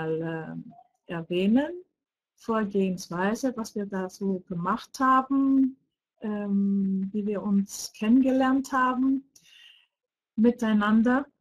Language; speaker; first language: German; non-native, fluent; Greek